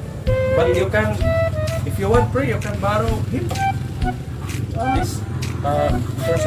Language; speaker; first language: English; non-native, learner; Filipino